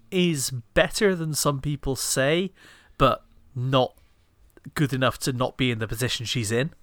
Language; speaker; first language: English; native; English